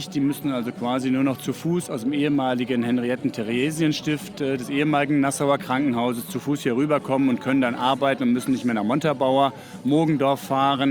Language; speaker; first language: German; native; German